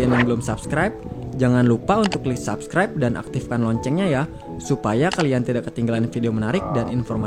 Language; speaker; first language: Indonesian; native; Indonesian